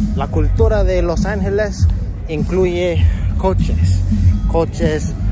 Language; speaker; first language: Spanish; non-native, learner; English